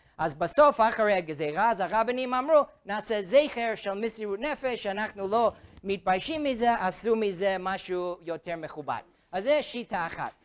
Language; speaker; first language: Hebrew; non-native, fluent; English